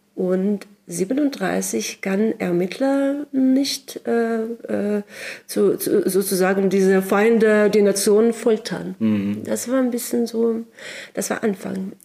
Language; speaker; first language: German; non-native, learner; Russian